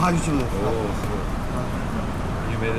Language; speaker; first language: Japanese; non-native, learner; Korean